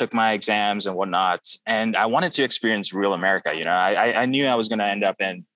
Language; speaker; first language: English; non-native, local second language; Urdu